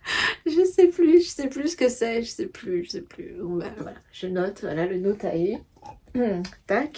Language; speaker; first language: French; native; French